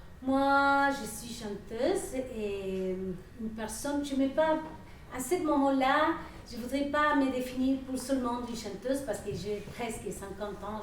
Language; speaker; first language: French; non-native, fluent; Spanish